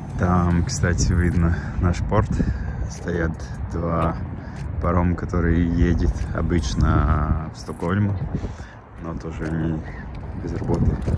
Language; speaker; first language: Russian; non-native, local second language; Latvian